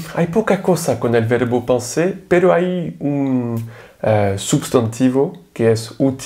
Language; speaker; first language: Spanish; non-native, fluent; French